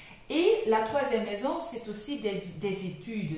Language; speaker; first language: French; non-native, local second language; Dutch